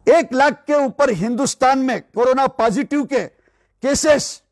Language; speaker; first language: Hindi; non-native, local second language; Marathi